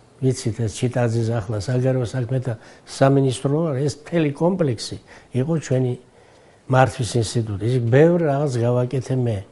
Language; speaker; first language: Georgian; non-native, local second language; Abkhazian